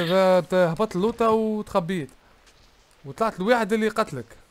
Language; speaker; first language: Arabic; native; Arabic